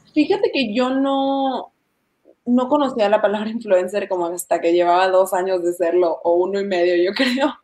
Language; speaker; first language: Spanish; native; Spanish